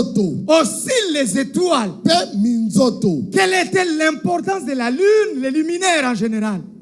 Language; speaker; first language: French; non-native, local second language; Lingala